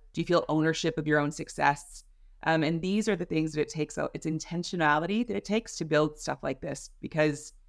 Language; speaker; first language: English; native; English